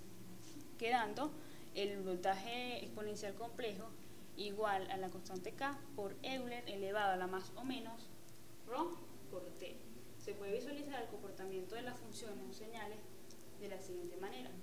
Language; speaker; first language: Spanish; native; Spanish